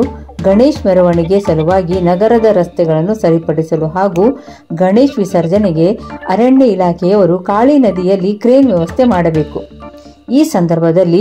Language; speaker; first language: Kannada; native; Kannada